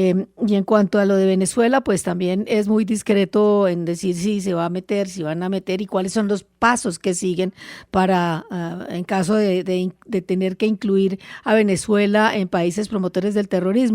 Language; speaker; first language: Spanish; native; Spanish